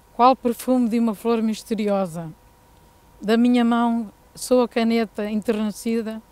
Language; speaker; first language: Portuguese; native; Portuguese